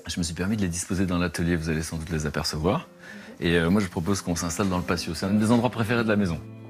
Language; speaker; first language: French; native; French